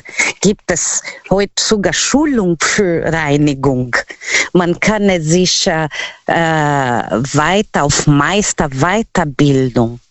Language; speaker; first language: German; non-native, learner; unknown